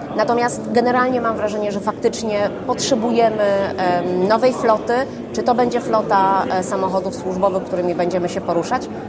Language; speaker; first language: Polish; native; Polish